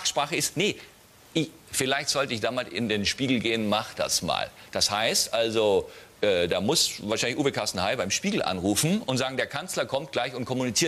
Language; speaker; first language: German; native; German